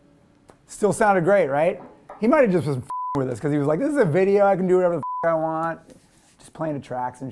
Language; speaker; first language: English; native; English